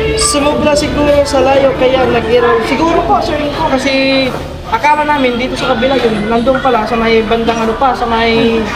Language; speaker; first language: Filipino; non-native, local second language; Cebuano